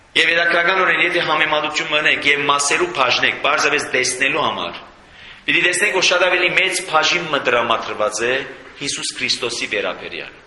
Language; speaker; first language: Armenian; native; Armenian